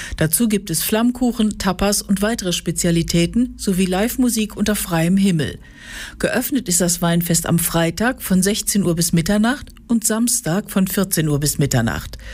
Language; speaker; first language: German; native; German